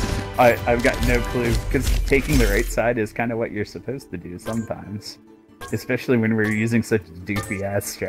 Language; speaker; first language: English; native; English